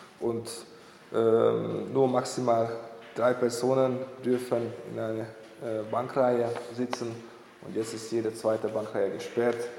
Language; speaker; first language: German; non-native, fluent; Hungarian